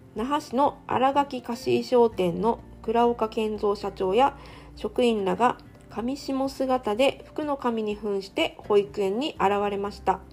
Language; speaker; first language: Japanese; non-native, fluent; Chinese